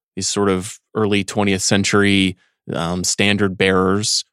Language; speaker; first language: English; native; English